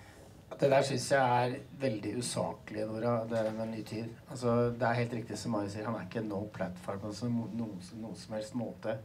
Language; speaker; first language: Norwegian; native; Norwegian